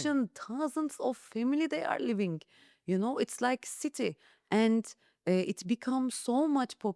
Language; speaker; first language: English; non-native, learner; Turkish